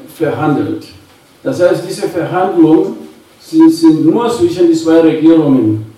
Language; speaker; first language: German; non-native, fluent; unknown